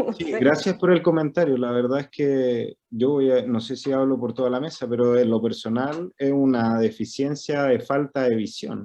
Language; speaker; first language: Spanish; native; Spanish